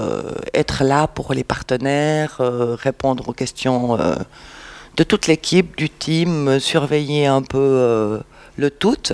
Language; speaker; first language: French; native; French